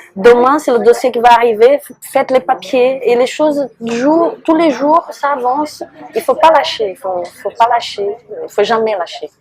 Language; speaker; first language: French; non-native, fluent; Portuguese